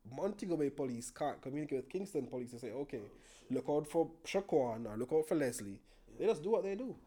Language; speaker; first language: English; non-native, local second language; Jamaican Creole English